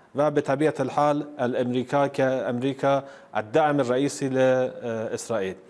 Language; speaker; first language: Arabic; non-native, fluent; Persian